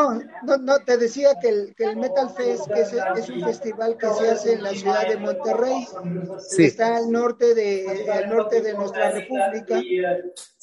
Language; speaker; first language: Spanish; native; Spanish